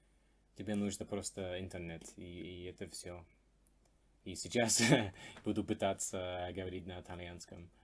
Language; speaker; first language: Russian; non-native, fluent; English